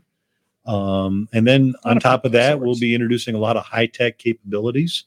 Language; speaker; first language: English; native; English